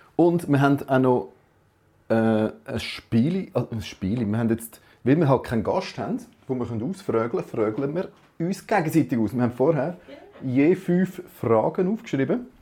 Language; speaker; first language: German; native; German